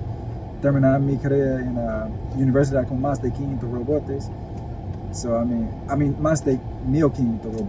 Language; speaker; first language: Spanish; non-native, learner; English